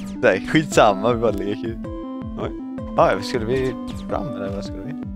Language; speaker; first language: Swedish; native; Swedish